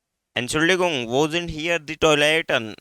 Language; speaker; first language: German; non-native, learner; Hindi